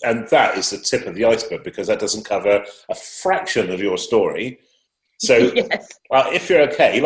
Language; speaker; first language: English; native; English